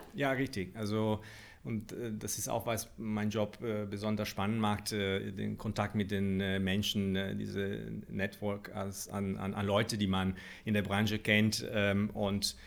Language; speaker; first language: German; non-native, fluent; Italian